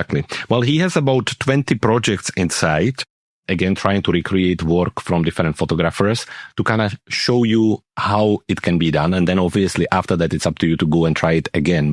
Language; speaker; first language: English; non-native, fluent; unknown